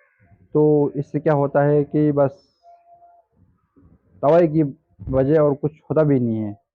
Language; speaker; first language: Hindi; non-native, fluent; Tibetan